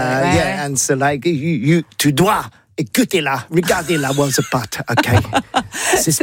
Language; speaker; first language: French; non-native, learner; English